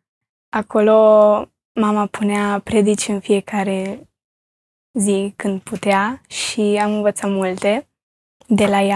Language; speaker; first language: Romanian; early bilingual, heritage; Romanian